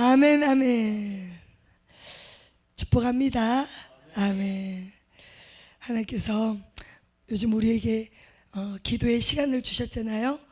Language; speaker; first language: Korean; native; Korean